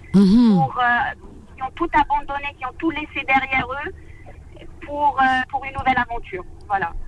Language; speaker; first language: French; non-native, local second language; Arabic